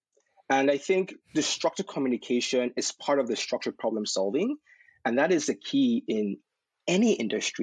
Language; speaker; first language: English; non-native, local second language; Yoruba